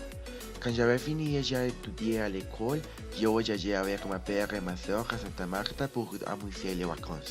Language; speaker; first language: French; non-native, learner; Spanish